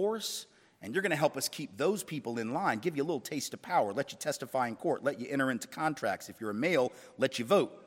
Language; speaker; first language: English; native; English